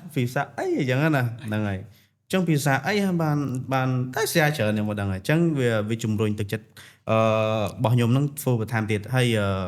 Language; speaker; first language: Khmer; non-native, local second language; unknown